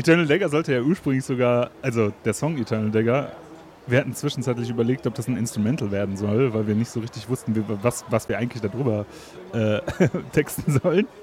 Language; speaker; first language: German; native; German